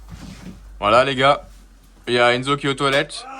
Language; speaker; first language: French; native; French